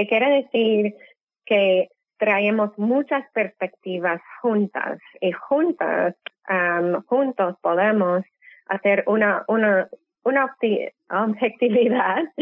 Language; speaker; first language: Spanish; non-native, fluent; English